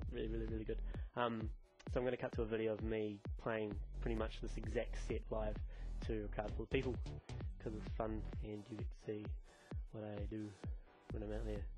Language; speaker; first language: English; native; English